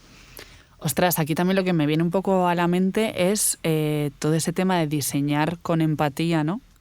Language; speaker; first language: Spanish; native; Spanish